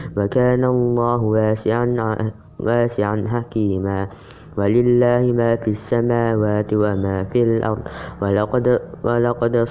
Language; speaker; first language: Arabic; non-native, learner; Indonesian